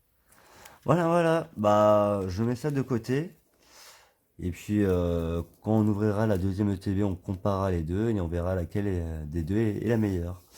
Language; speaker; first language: French; native; French